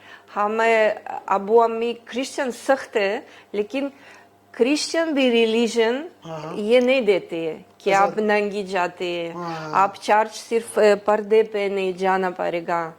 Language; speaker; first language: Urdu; early bilingual, heritage; Greek